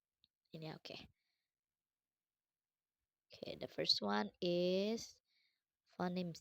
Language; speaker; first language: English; non-native, fluent; Indonesian